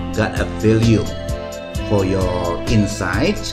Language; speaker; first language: English; non-native, fluent; Indonesian